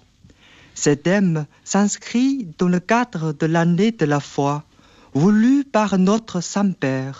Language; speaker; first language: French; non-native, fluent; Chinese